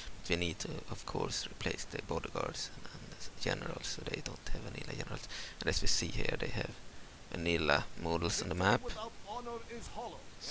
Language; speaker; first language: English; non-native, fluent; Swedish